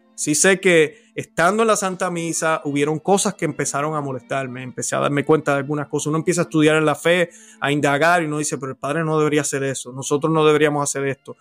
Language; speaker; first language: Spanish; native; Spanish